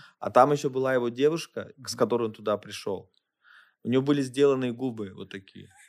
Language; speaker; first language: Russian; non-native, fluent; German